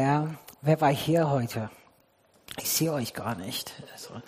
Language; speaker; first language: German; non-native, fluent; English